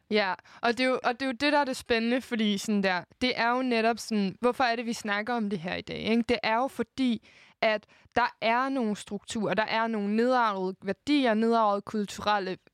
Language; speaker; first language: Danish; native; Danish